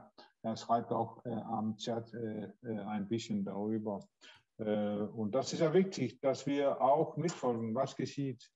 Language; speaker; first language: German; non-native, learner; Danish